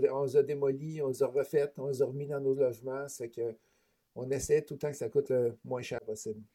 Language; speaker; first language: French; native; French